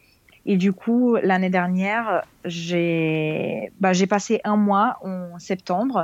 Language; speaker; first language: French; non-native, fluent; Serbian